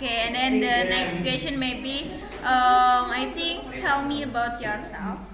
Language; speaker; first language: English; non-native, learner; Indonesian